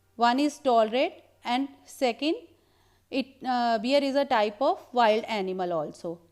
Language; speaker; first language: English; non-native, local second language; Punjabi